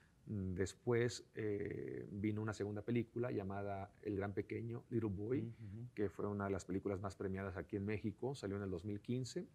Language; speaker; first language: Spanish; native; Spanish